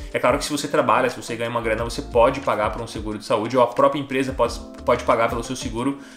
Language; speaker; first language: Portuguese; native; Portuguese